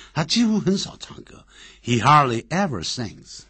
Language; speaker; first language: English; non-native, fluent; Chinese